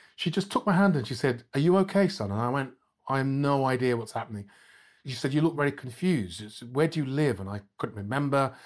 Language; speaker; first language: English; native; English